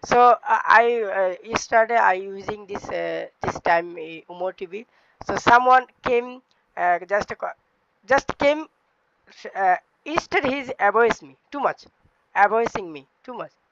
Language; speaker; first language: English; non-native, learner; Bangla